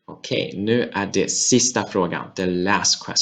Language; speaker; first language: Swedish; non-native, fluent; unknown